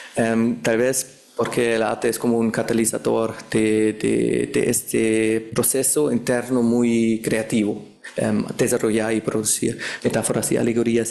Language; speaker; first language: Spanish; non-native, fluent; German